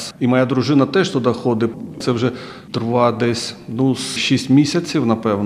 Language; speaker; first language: Ukrainian; non-native, local second language; Russian